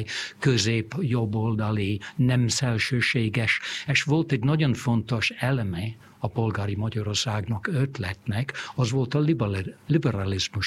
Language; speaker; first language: Hungarian; non-native, fluent; English